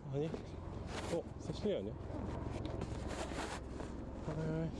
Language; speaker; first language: Korean; non-native, learner; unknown